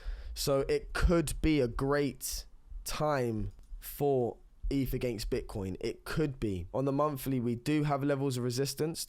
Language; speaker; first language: English; native; English